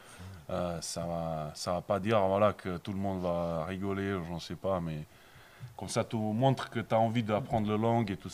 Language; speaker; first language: French; non-native, learner; Bosnian